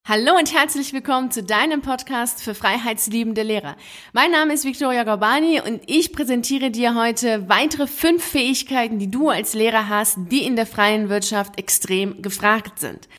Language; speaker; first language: German; native; German